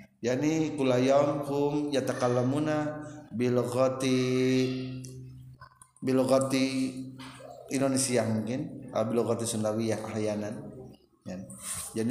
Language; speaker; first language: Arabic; non-native, fluent; Indonesian